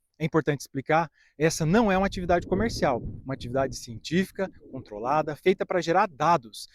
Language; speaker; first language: Portuguese; native; Portuguese